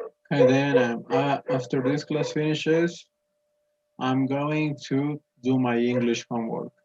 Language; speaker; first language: English; non-native, learner; Spanish